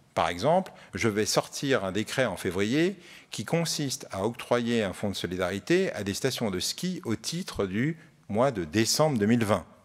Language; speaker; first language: French; native; French